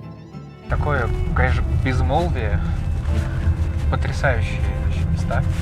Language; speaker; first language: Russian; native; Russian